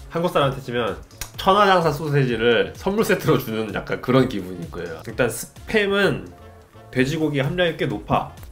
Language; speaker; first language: Korean; native; Korean